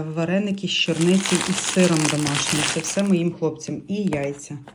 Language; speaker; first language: Ukrainian; non-native, local second language; Russian